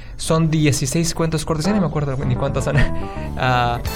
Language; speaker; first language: Spanish; native; Spanish